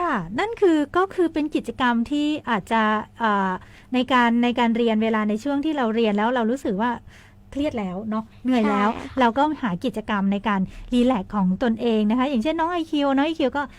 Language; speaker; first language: Thai; native; Thai